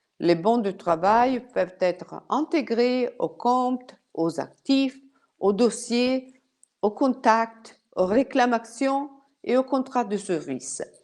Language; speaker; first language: French; non-native, fluent; Italian